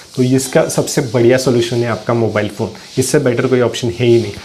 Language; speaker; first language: Hindi; non-native, local second language; Marathi